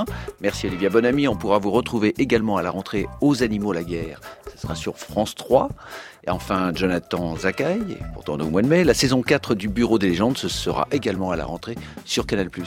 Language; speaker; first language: French; native; French